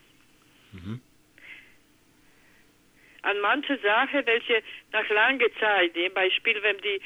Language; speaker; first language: German; non-native, learner; Polish